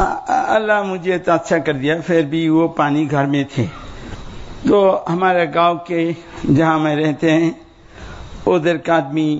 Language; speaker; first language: Hindi; non-native, learner; Bangla